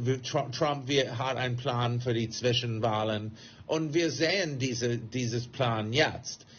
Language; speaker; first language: German; non-native, fluent; English